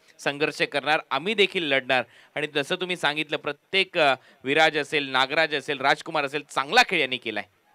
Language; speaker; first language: Marathi; native; Marathi